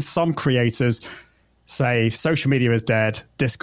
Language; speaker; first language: English; native; English